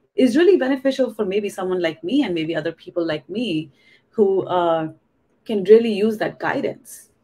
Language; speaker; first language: English; non-native, local second language; Hindi